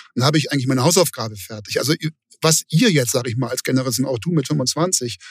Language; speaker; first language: German; native; German